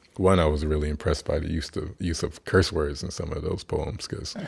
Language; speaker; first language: English; native; English